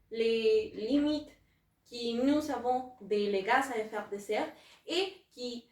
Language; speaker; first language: French; non-native, learner; Spanish